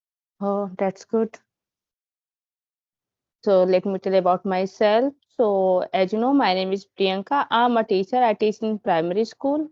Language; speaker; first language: English; non-native, learner; Hindi